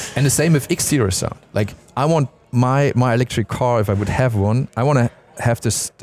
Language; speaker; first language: English; non-native, fluent; German